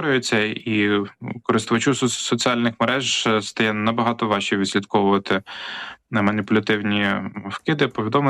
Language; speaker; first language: Ukrainian; native; Ukrainian